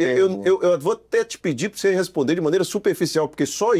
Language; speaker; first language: Portuguese; native; Portuguese